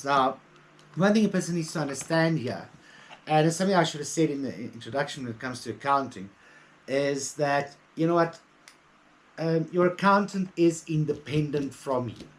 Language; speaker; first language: English; native; English